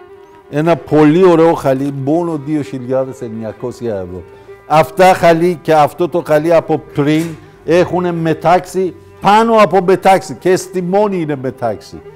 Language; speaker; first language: Greek; non-native, learner; Persian